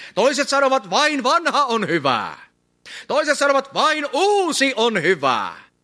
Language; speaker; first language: Finnish; native; Finnish